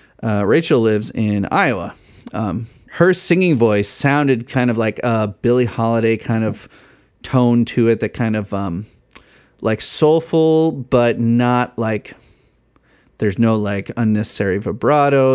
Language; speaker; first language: English; native; English